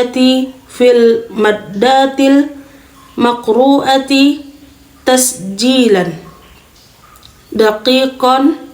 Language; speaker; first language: Arabic; non-native, fluent; Indonesian